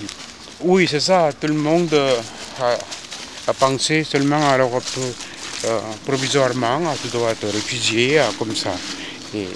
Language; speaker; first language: French; non-native, fluent; Korean